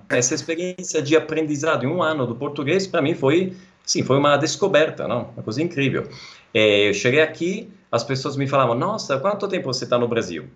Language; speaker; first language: Portuguese; non-native, fluent; Italian